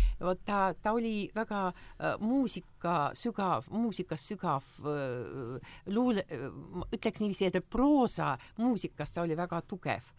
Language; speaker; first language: Estonian; non-native, local second language; Russian